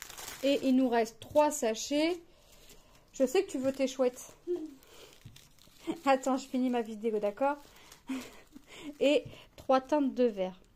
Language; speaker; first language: French; native; French